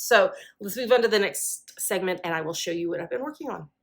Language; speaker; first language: English; native; English